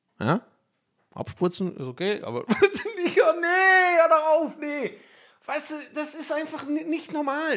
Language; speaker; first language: German; native; German